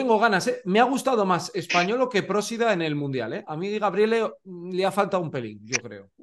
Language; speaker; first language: Spanish; native; Spanish